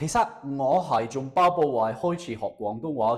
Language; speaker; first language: Cantonese; non-native, fluent; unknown